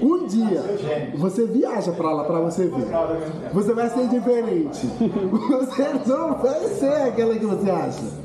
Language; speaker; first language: Portuguese; non-native, fluent; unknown